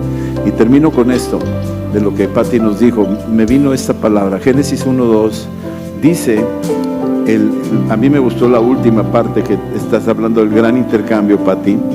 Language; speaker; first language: Spanish; native; Spanish